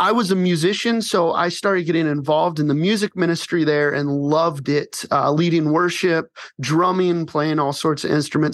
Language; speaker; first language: English; native; English